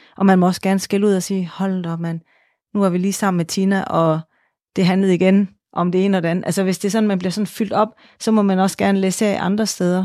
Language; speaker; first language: Danish; native; Danish